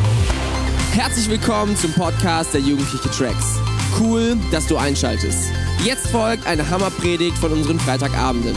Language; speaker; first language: German; native; German